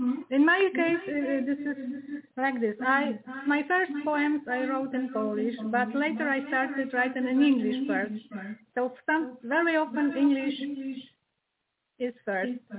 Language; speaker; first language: English; non-native, fluent; Polish